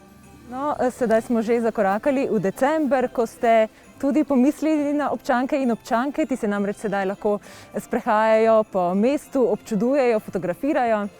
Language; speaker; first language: Slovenian; native; Slovenian